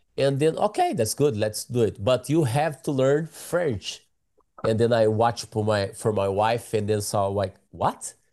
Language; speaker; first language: English; non-native, learner; Portuguese